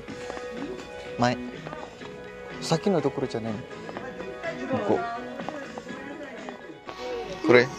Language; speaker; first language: Japanese; non-native, learner; Indonesian